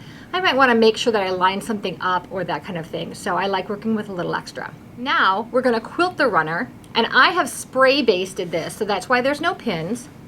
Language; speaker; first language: English; native; English